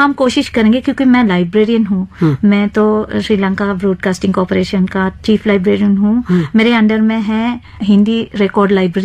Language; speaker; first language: Hindi; non-native, fluent; Sinhala